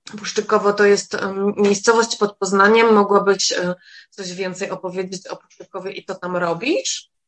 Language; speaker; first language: Polish; native; Polish